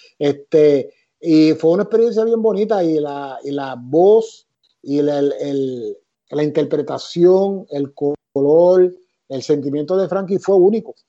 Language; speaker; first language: Spanish; native; Spanish